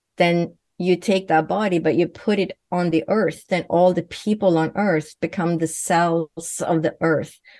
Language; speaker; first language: English; non-native, fluent; Swedish